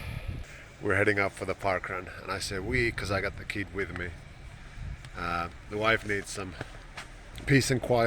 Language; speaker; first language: English; non-native, fluent; Finnish